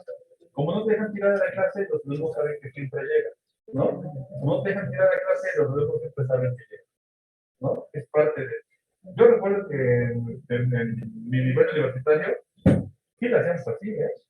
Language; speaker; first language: Spanish; native; Spanish